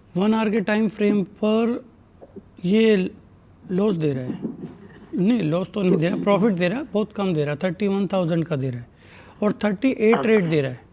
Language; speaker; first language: Hindi; native; Hindi